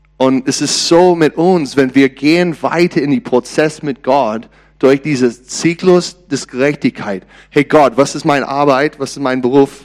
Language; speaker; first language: German; non-native, learner; English